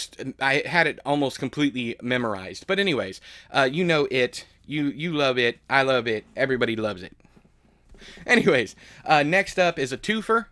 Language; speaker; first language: English; native; English